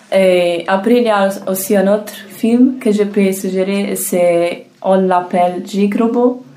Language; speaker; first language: French; non-native, fluent; Italian